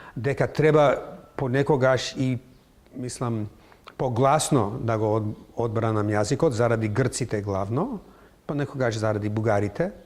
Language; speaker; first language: Macedonian; non-native, fluent; English